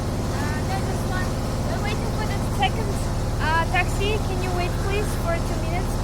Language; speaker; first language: English; non-native, learner; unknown